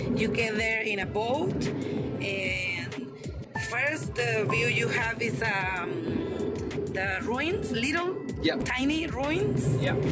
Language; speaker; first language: English; non-native, fluent; Spanish